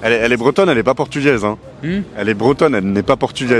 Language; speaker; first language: French; native; French